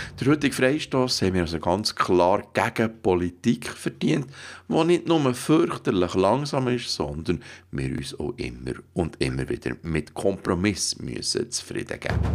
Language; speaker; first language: German; native; German